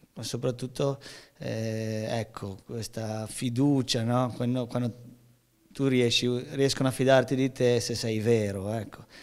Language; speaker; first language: Italian; native; Italian